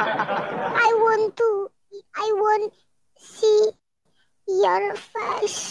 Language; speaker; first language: English; non-native, learner; Indonesian